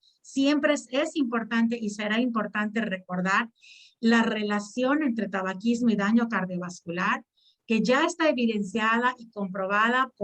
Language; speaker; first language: Spanish; native; Spanish